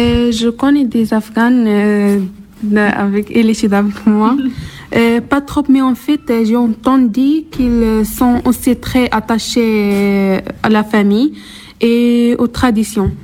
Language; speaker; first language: French; non-native, learner; Arabic